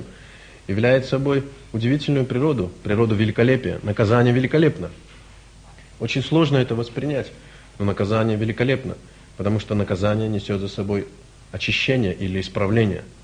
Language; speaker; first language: Russian; native; Russian